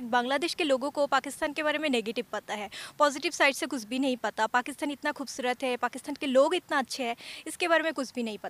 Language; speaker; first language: Hindi; non-native, fluent; Bangla